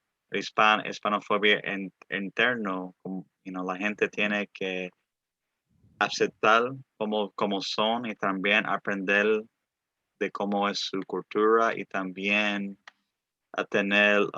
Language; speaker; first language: Spanish; early bilingual, other home language; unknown